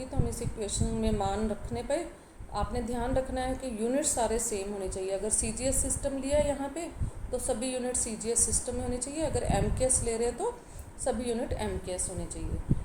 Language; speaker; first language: Hindi; native; Hindi